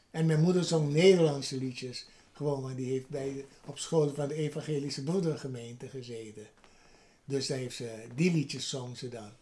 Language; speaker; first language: Dutch; native; Dutch